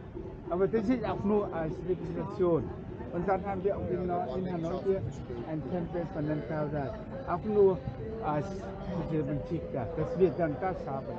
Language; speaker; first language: German; non-native, fluent; Vietnamese